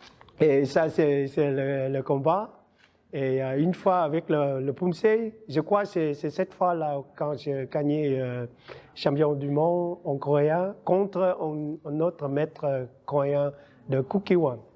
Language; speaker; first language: French; non-native, learner; Vietnamese